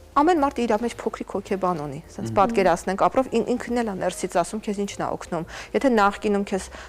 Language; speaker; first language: Armenian; native; Armenian